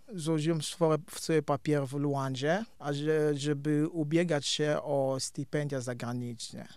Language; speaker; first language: Polish; non-native, fluent; Kongo